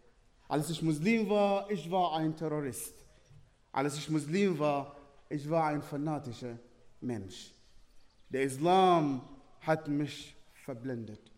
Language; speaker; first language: German; non-native, fluent; Arabic